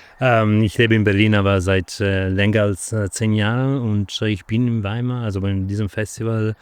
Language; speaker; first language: German; non-native, fluent; Italian